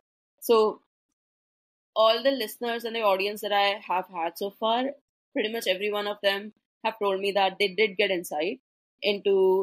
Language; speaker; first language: English; non-native, local second language; Hindi